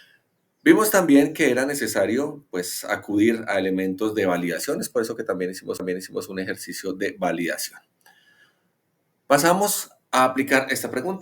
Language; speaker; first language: Spanish; native; Spanish